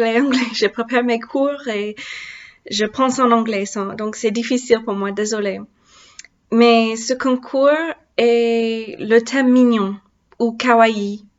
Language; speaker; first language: French; non-native, learner; English